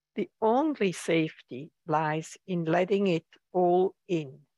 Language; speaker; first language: English; non-native, fluent; German